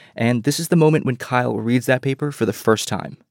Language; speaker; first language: English; early bilingual, other home language; Chinese